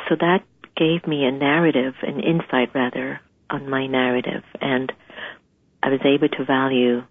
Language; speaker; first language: English; native; English